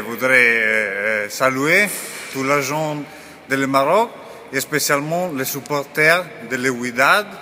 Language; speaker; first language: French; non-native, learner; Italian